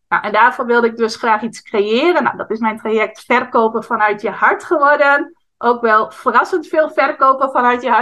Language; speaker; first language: Dutch; native; Dutch